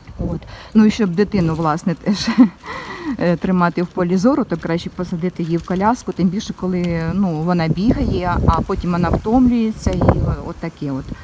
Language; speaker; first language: Ukrainian; non-native, local second language; Russian